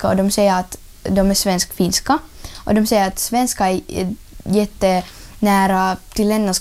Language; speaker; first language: Swedish; non-native, learner; Russian